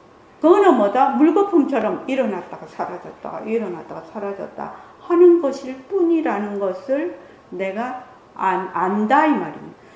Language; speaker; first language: Korean; native; Korean